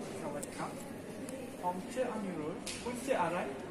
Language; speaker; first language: Thai; non-native, learner; Malay